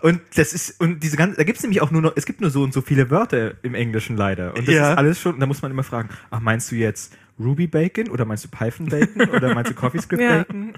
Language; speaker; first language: German; native; German